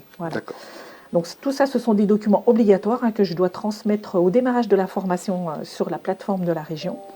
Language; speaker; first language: French; native; French